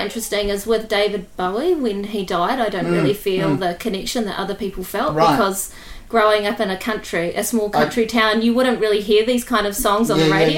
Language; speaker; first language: English; native; English